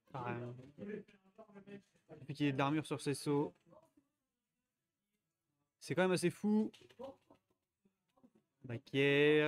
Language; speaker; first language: French; native; French